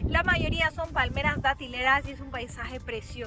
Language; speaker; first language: Spanish; native; Spanish